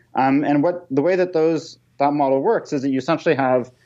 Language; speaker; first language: English; native; English